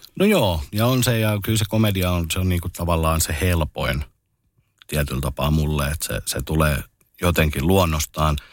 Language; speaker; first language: Finnish; native; Finnish